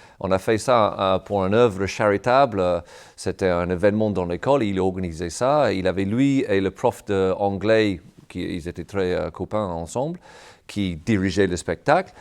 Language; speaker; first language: French; non-native, fluent; English